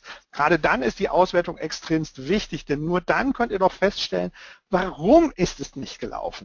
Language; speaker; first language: German; native; German